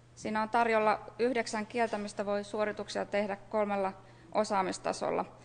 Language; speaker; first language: Finnish; native; Finnish